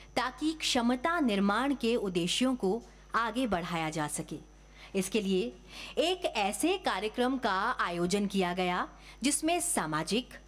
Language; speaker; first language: Hindi; native; Hindi